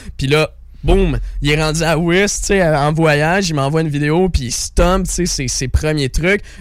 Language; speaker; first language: French; native; French